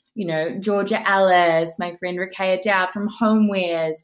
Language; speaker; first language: English; native; English